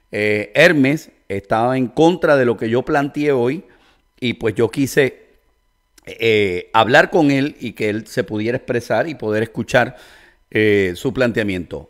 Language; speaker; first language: Spanish; native; Spanish